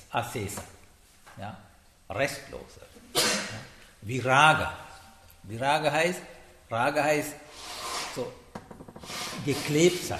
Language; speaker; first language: German; non-native, learner; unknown